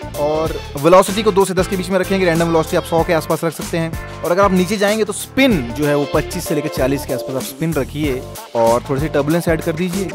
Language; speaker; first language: Hindi; native; Hindi